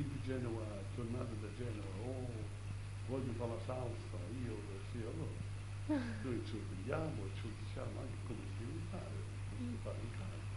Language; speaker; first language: Italian; early bilingual, heritage; Italian